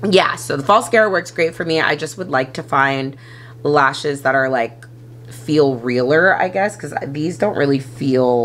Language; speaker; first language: English; native; English